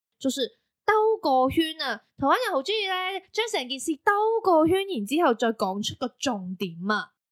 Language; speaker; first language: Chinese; non-native, local second language; Cantonese